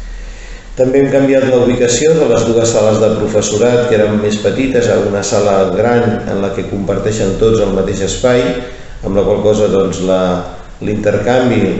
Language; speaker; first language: Catalan; native; Catalan